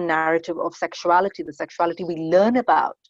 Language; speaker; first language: English; non-native, local second language; Hindi